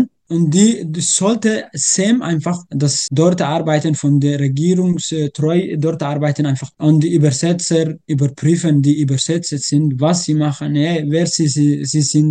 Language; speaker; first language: German; non-native, learner; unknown